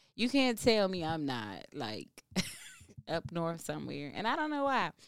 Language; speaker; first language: English; native; English